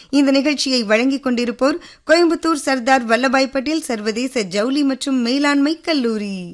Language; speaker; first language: Tamil; native; Tamil